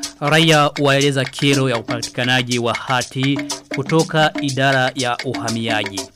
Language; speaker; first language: Swahili; non-native, local second language; Rundi